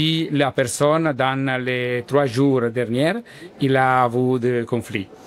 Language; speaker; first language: French; non-native, learner; Italian